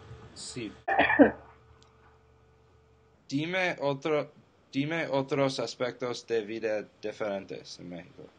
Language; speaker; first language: Spanish; non-native, learner; English